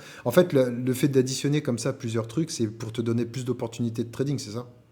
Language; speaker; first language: French; native; French